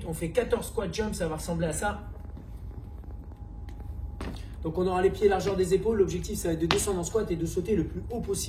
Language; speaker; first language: French; native; French